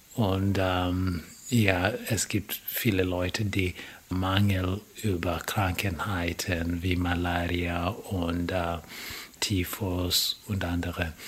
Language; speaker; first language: German; non-native, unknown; Swahili